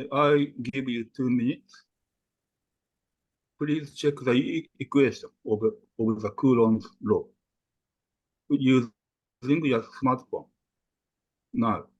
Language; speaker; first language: English; non-native, fluent; Japanese